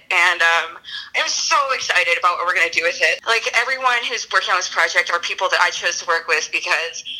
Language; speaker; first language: English; native; English